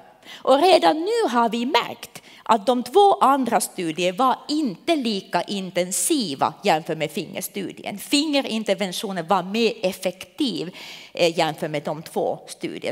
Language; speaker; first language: Swedish; non-native, local second language; Finnish